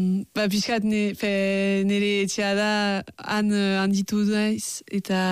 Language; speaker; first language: Basque; non-native, local second language; French